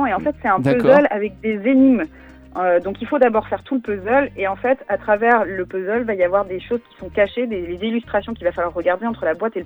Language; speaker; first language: French; native; French